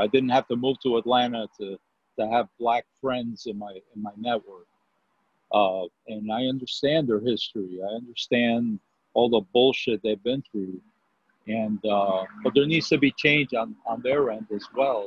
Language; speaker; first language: English; native; English